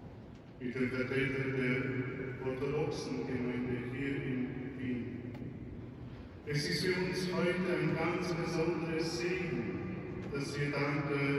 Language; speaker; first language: German; non-native, fluent; Ukrainian